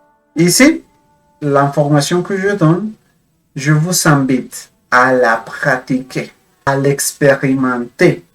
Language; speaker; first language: French; non-native, fluent; Spanish